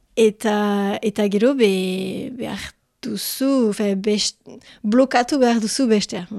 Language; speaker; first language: Basque; non-native, local second language; French